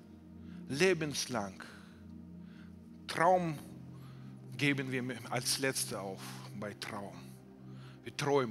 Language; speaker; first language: German; non-native, fluent; Russian